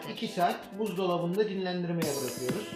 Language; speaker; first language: Turkish; native; Turkish